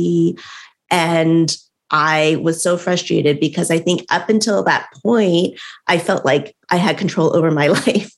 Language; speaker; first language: English; native; English